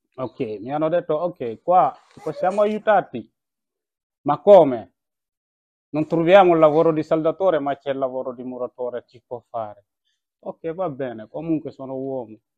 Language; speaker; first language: Italian; non-native, learner; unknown